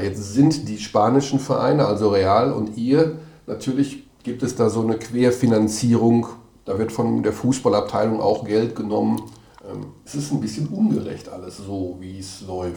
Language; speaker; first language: German; native; German